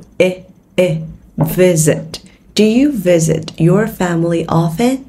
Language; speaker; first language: English; non-native, fluent; Vietnamese